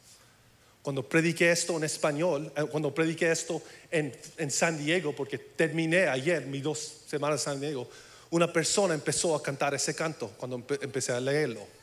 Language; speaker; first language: Spanish; early bilingual, heritage; English